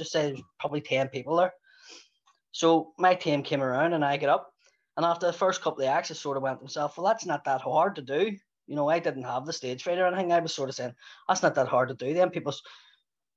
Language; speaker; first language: English; native; English